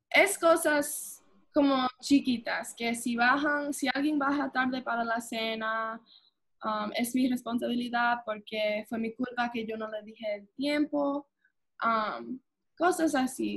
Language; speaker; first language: Spanish; early bilingual, heritage; English